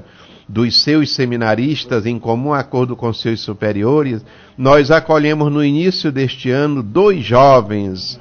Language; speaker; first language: Portuguese; native; Portuguese